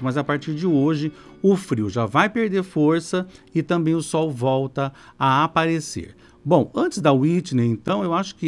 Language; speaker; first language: Portuguese; native; Portuguese